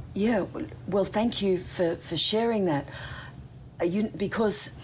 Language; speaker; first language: English; native; English